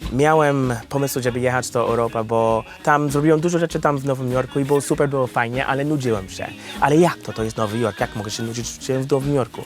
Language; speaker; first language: Polish; non-native, learner; English